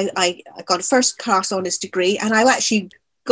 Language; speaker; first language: English; native; English